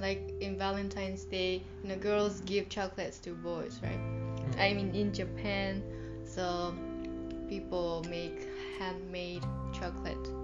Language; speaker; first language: English; non-native, fluent; Japanese